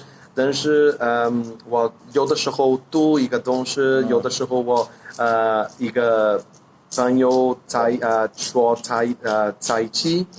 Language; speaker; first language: Chinese; non-native, learner; Portuguese